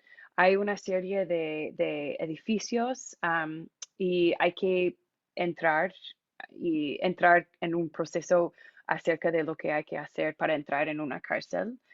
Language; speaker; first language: Spanish; non-native, fluent; English